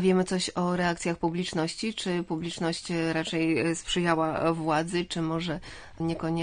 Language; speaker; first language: Polish; native; Polish